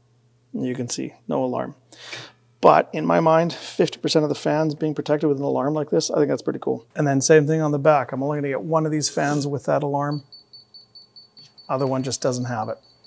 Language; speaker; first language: English; native; English